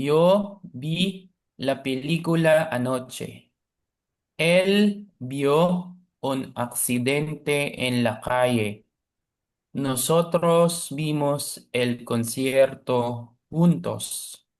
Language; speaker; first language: Spanish; non-native, learner; Filipino